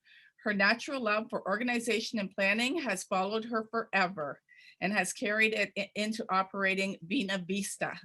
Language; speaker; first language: English; native; English